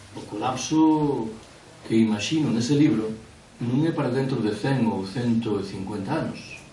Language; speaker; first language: Galician; non-native, local second language; Spanish